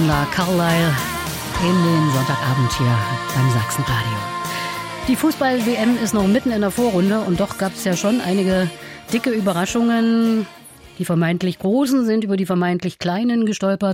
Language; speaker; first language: German; native; German